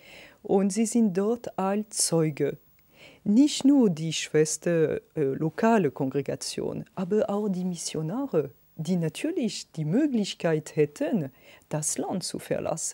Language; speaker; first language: German; non-native, fluent; French